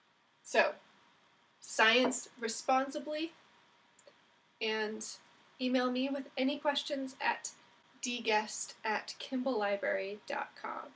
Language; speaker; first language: English; native; English